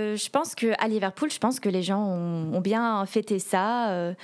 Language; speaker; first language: French; early bilingual, heritage; English